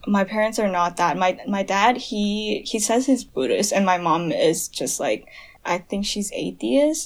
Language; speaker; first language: English; non-native, local second language; Cantonese